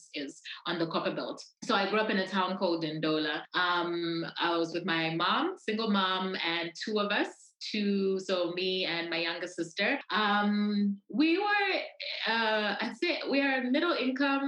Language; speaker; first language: English; non-native, local second language; Bemba